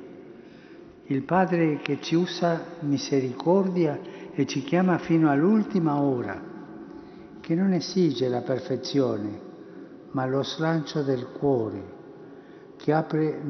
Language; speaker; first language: Italian; early bilingual, heritage; Spanish